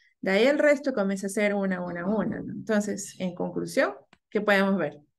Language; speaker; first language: Spanish; native; Spanish